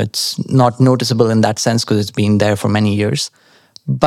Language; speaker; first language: English; non-native, local second language; Marathi